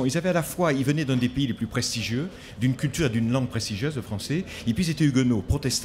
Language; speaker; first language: French; native; French